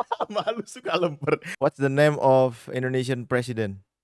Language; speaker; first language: English; non-native, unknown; Indonesian